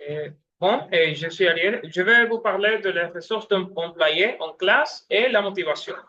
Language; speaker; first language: French; non-native, learner; Spanish